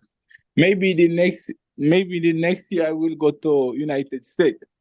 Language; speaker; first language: English; non-native, learner; Spanish